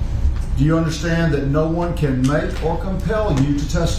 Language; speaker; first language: English; native; English